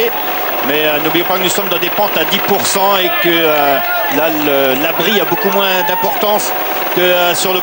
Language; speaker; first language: French; native; French